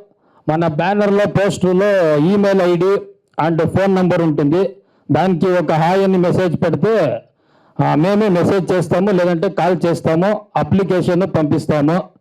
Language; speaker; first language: Telugu; non-native, learner; Kannada